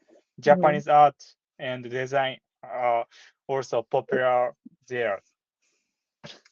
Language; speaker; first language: English; non-native, learner; Japanese